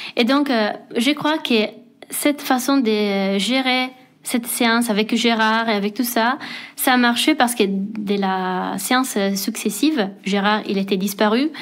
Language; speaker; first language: French; non-native, fluent; Italian